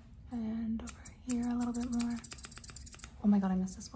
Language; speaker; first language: English; native; English